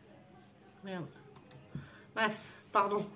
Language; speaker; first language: French; native; French